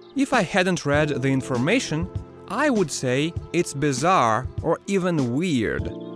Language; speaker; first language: English; non-native, fluent; Russian